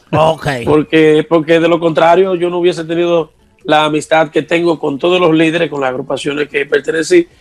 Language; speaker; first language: Spanish; native; Spanish